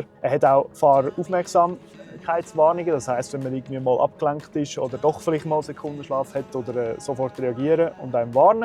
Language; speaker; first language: German; native; German